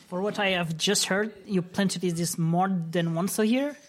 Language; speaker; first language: English; non-native, fluent; Portuguese